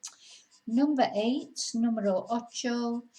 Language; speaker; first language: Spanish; non-native, fluent; English